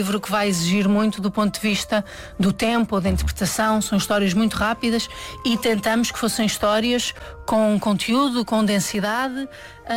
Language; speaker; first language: Portuguese; native; Portuguese